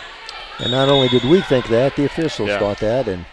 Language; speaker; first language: English; native; English